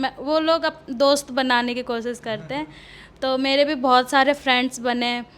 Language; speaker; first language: Hindi; early bilingual, other home language; Odia